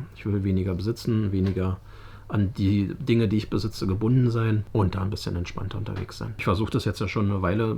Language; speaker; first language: German; native; German